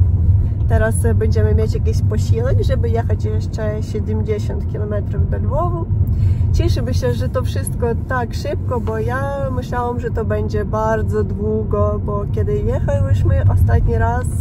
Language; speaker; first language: Polish; non-native, learner; Ukrainian